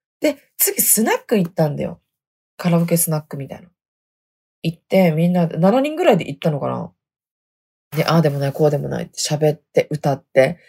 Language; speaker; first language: Japanese; native; Japanese